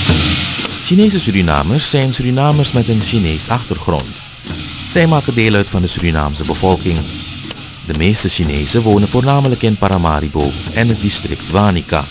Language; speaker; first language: Dutch; native; Dutch